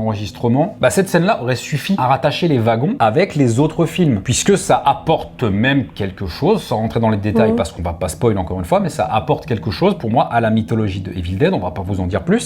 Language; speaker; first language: French; native; French